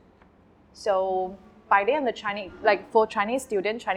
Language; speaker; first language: English; non-native, fluent; Chinese